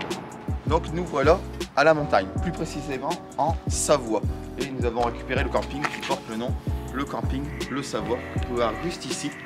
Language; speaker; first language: French; native; French